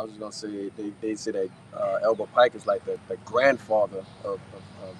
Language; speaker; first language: English; native; English